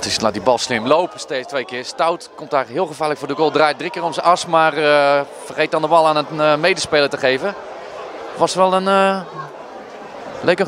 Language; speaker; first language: Dutch; native; Dutch